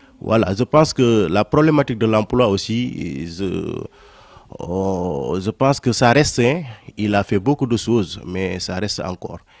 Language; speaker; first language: French; non-native, local second language; Wolof